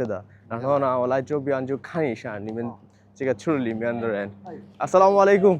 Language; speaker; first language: Chinese; non-native, fluent; Bangla